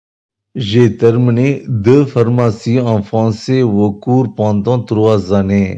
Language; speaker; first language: French; non-native, learner; Tamil